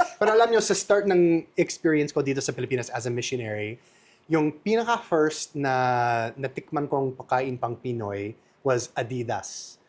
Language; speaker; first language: Filipino; non-native, fluent; English